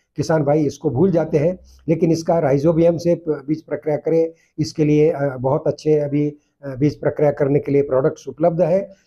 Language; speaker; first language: Hindi; non-native, local second language; Marathi